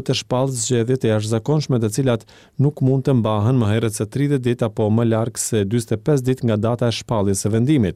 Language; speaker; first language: Albanian; native; Albanian